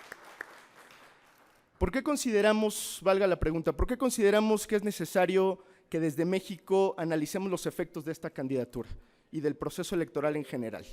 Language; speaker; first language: Spanish; native; Spanish